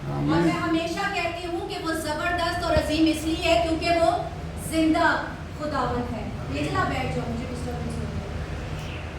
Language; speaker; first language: Urdu; native; Urdu